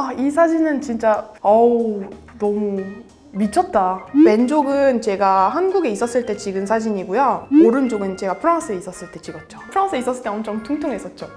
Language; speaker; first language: Korean; non-native, fluent; French